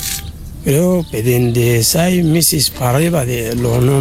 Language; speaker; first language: Spanish; non-native, learner; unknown